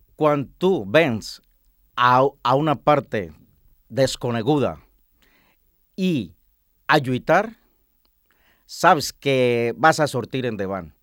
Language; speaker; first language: Catalan; non-native, learner; Spanish